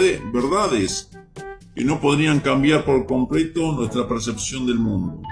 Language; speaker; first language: Spanish; native; Spanish